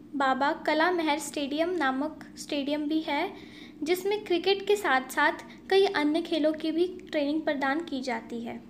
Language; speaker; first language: Hindi; native; Hindi